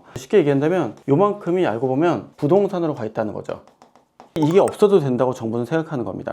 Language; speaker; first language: Korean; native; Korean